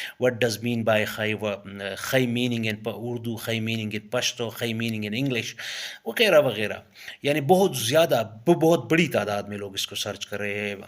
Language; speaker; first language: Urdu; non-native, local second language; Pashto